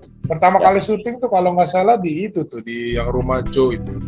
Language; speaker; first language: Indonesian; native; Indonesian